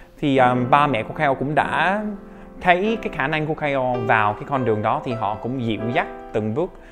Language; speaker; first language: Vietnamese; non-native, fluent; English